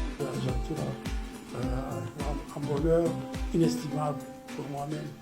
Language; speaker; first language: French; non-native, fluent; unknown